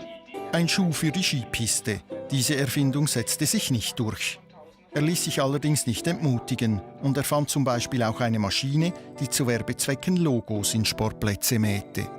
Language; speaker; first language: German; native; German